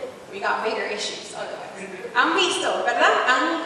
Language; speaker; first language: Spanish; early bilingual, heritage; Spanish